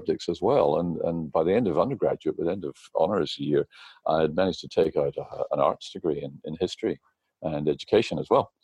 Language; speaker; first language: English; native; English